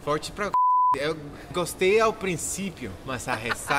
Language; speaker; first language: Portuguese; non-native, fluent; Spanish